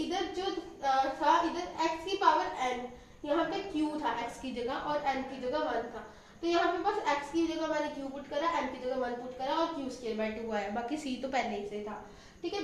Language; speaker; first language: Hindi; native; Hindi